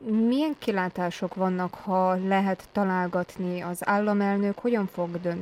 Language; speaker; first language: Hungarian; native; Hungarian